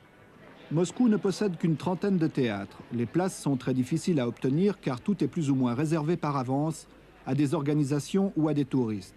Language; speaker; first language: French; native; French